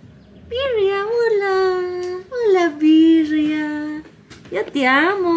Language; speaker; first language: Spanish; non-native, fluent; English